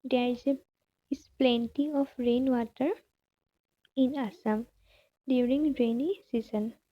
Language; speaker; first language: English; non-native, local second language; Assamese